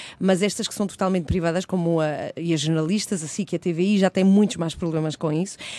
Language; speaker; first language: Portuguese; early bilingual, heritage; Portuguese